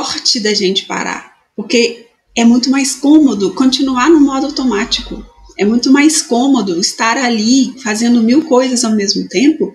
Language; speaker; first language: Portuguese; native; Portuguese